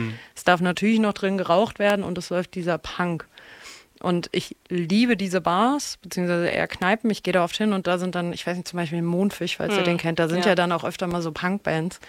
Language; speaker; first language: German; native; German